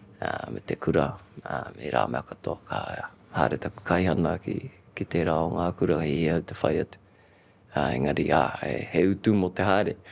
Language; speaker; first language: Māori; non-native, local second language; English